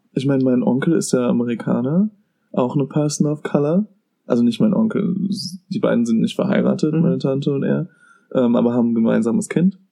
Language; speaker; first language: German; native; German